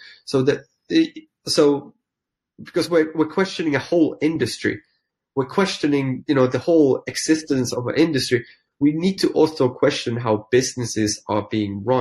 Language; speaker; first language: English; non-native, fluent; Finnish